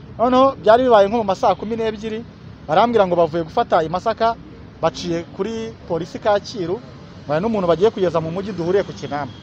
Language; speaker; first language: Kinyarwanda; native; Kinyarwanda